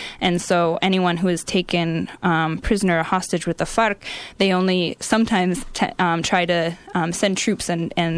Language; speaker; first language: English; native; English